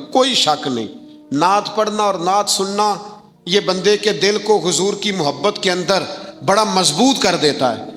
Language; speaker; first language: Urdu; non-native, local second language; Punjabi